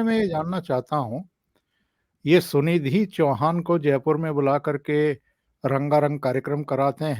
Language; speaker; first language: Hindi; native; Hindi